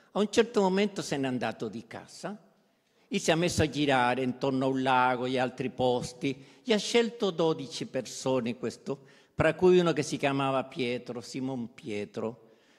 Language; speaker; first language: Italian; non-native, fluent; Spanish